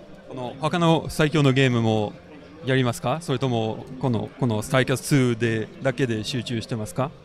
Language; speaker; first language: Japanese; non-native, fluent; French